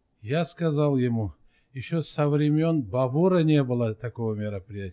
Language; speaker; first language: Russian; non-native, local second language; Uzbek